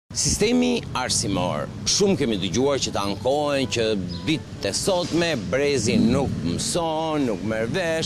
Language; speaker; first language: Albanian; native; Albanian